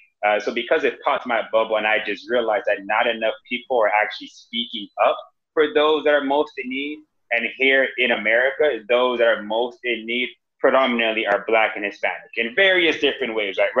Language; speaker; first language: English; native; English